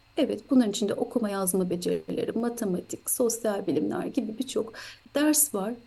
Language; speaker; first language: Turkish; native; Turkish